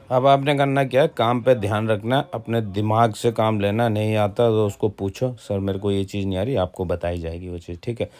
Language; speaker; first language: Hindi; native; Hindi